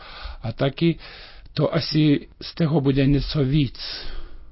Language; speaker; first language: Czech; non-native, fluent; Lithuanian